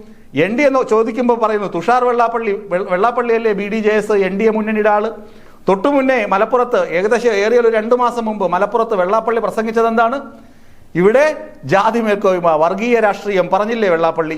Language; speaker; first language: Malayalam; native; Malayalam